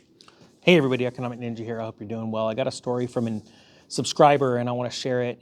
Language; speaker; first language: English; native; English